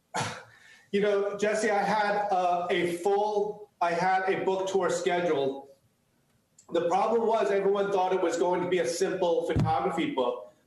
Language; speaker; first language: English; early bilingual, other home language; Chinese